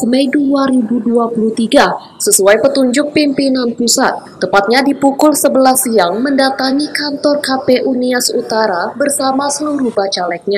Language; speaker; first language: Indonesian; native; Indonesian